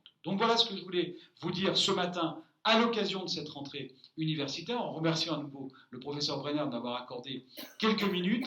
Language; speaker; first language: French; native; French